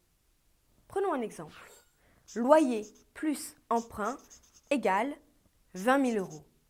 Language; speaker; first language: French; native; French